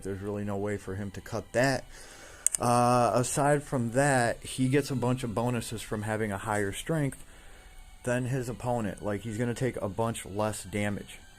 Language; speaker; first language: English; native; English